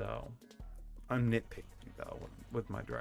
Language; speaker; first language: English; native; English